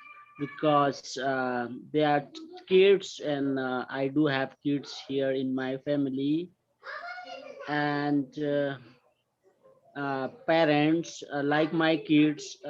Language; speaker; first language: English; non-native, learner; Nepali